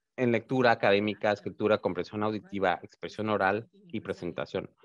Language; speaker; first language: Spanish; native; Spanish